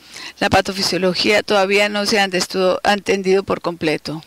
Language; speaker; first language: Spanish; native; Spanish